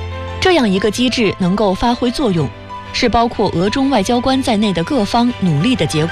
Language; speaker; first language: Chinese; native; Chinese